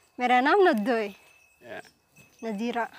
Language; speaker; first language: Hindi; non-native, learner; Oromo